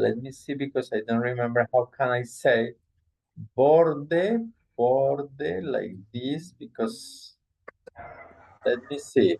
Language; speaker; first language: English; non-native, fluent; Spanish